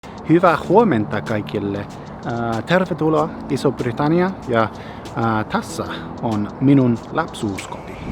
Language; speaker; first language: Finnish; non-native, learner; English